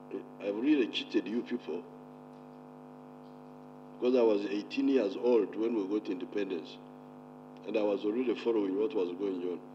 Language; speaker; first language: English; non-native, local second language; Nyankole